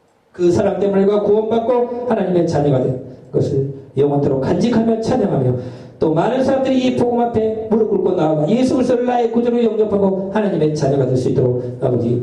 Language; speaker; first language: Korean; native; Korean